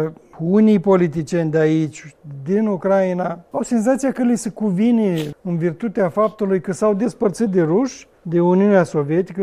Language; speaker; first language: Romanian; native; Romanian